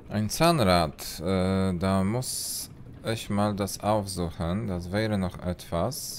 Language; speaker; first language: German; non-native, learner; Polish